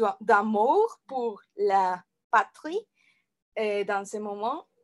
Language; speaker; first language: French; non-native, learner; Spanish